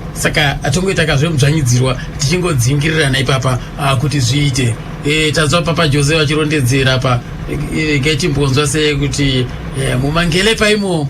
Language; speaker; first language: Shona; native; Shona